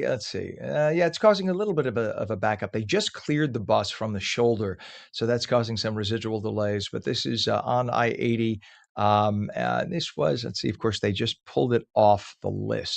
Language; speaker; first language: English; native; English